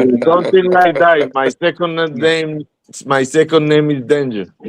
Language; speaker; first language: English; non-native, learner; Spanish